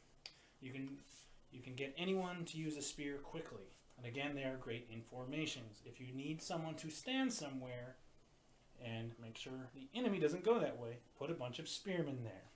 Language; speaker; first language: English; native; English